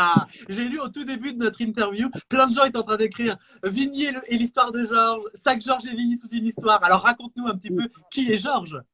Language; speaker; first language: French; native; French